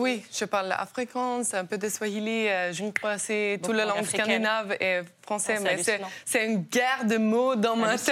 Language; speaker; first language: French; non-native, learner; Norwegian